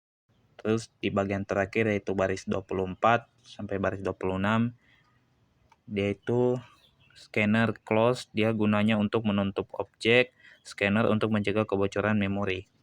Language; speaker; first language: Indonesian; native; Indonesian